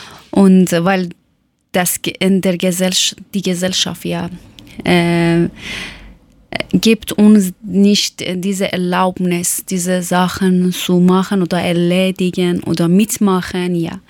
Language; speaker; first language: German; non-native, fluent; Persian